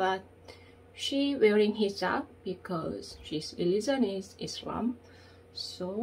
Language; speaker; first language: English; non-native, learner; Korean